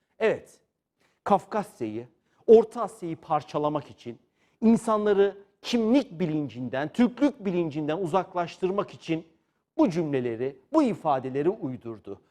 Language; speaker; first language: Turkish; native; Turkish